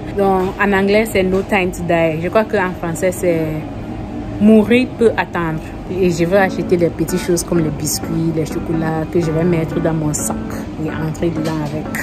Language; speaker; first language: French; non-native, local second language; English